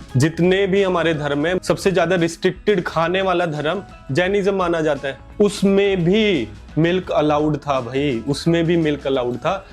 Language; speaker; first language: Hindi; native; Hindi